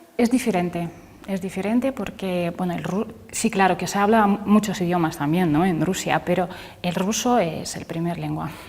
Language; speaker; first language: Spanish; non-native, fluent; Russian